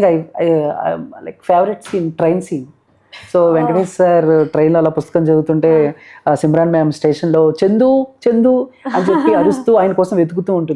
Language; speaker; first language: Telugu; native; Telugu